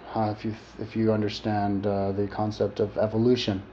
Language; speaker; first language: English; native; English